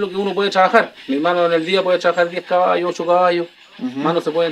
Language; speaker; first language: Spanish; native; Spanish